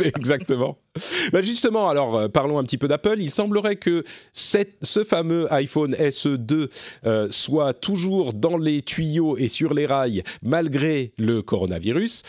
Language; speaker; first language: French; native; French